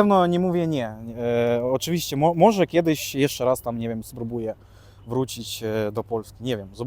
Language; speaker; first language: Polish; early bilingual, other home language; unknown